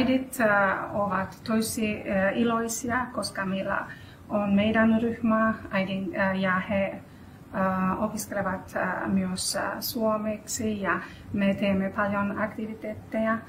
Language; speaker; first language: Finnish; non-native, learner; Albanian